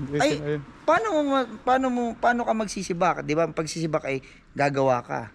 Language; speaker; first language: Filipino; native; Filipino